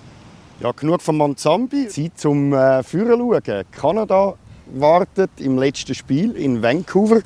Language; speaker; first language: German; native; German